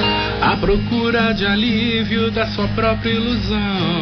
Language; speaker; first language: Portuguese; native; Portuguese